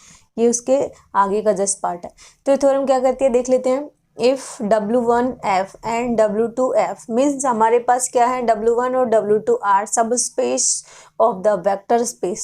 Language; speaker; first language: Hindi; native; Hindi